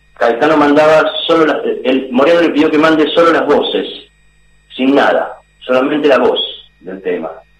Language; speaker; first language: Spanish; native; Spanish